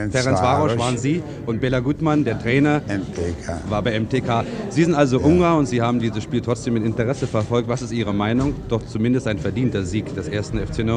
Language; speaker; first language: German; native; German